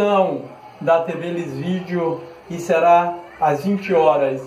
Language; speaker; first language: Portuguese; native; Portuguese